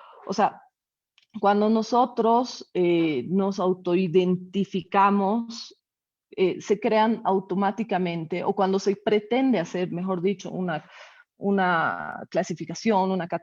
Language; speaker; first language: Spanish; native; Spanish